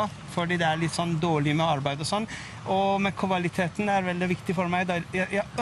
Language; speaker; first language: Norwegian; non-native, fluent; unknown